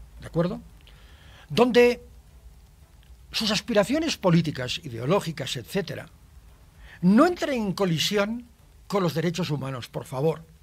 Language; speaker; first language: Spanish; native; Spanish